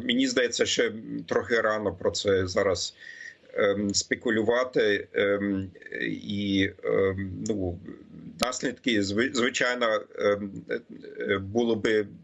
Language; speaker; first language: Ukrainian; non-native, fluent; German